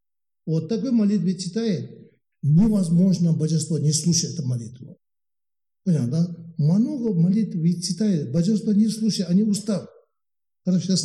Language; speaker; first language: Russian; non-native, learner; Tibetan